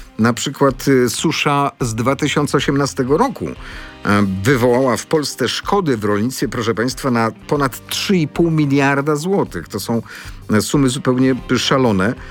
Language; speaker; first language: Polish; native; Polish